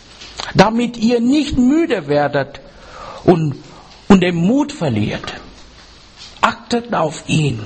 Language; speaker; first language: German; non-native, fluent; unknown